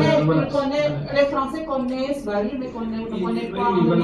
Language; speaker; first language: French; non-native, learner; Indonesian